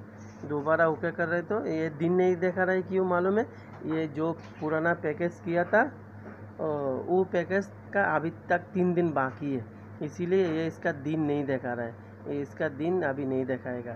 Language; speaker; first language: Hindi; non-native, learner; Bangla